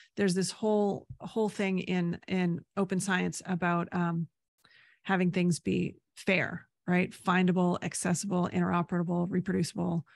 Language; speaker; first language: English; native; English